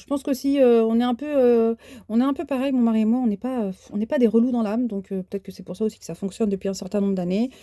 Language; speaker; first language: French; native; French